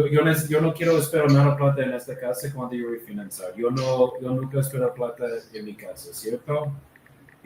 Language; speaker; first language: Spanish; non-native, learner; English